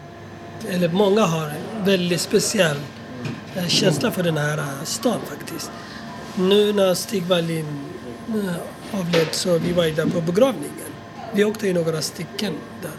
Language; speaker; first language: Swedish; non-native, fluent; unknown